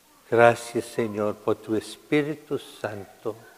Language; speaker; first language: Spanish; non-native, learner; English